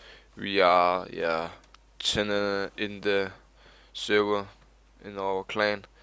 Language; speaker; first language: English; non-native, learner; Danish